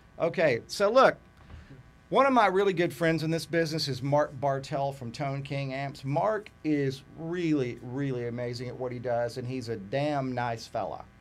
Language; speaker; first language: English; native; English